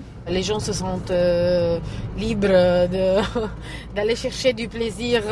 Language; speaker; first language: French; non-native, fluent; Italian